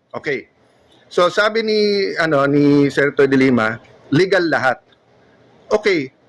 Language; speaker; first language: Filipino; native; Filipino